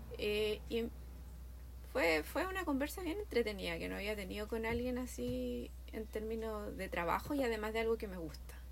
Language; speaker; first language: Spanish; native; Spanish